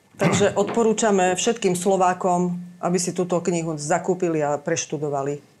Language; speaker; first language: Slovak; native; Slovak